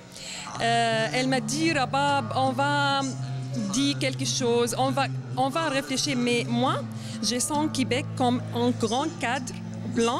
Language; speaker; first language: French; non-native, learner; Arabic